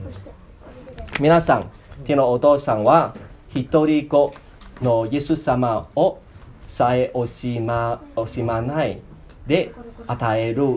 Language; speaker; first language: Japanese; non-native, learner; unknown